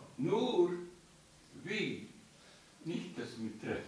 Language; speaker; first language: German; non-native, learner; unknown